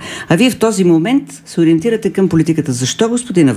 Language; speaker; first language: Bulgarian; native; Bulgarian